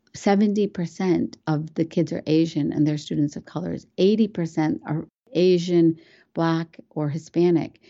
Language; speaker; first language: English; early bilingual, other home language; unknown